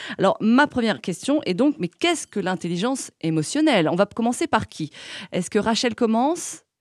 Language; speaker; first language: French; native; French